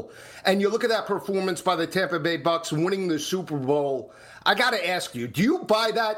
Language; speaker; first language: English; native; English